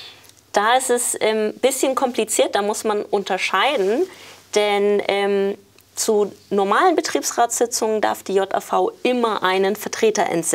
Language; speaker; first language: German; native; German